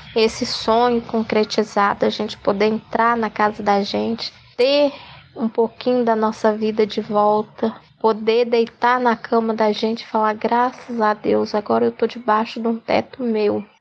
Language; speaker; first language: Portuguese; native; Portuguese